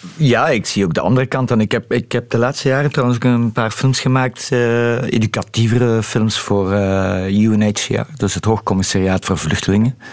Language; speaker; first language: Dutch; native; Dutch